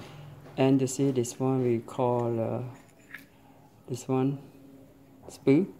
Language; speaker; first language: English; non-native, learner; Khmer